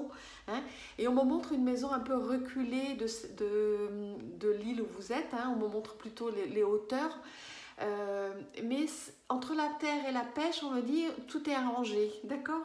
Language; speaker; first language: French; native; French